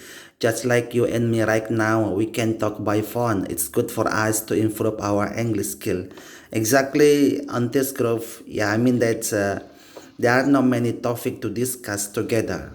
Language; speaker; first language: English; non-native, learner; Indonesian